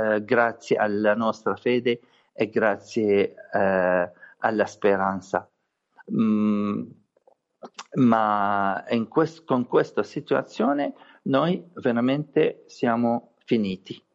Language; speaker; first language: Italian; non-native, fluent; Arabic